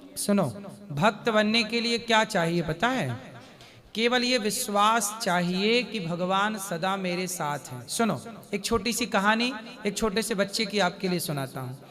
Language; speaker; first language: Hindi; native; Hindi